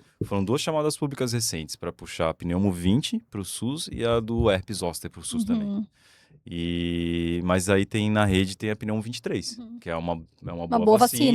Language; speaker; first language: Portuguese; native; Portuguese